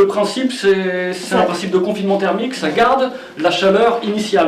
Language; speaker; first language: French; native; French